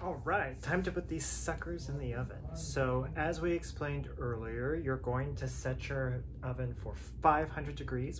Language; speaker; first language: English; native; English